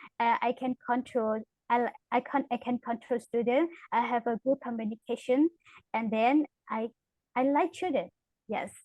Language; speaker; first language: English; non-native, learner; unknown